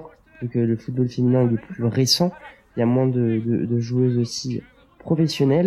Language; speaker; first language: French; native; French